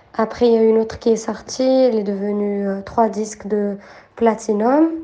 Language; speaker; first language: French; non-native, local second language; Arabic